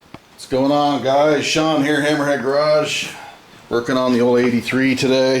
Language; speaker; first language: English; native; English